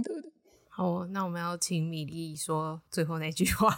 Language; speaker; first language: Chinese; native; Chinese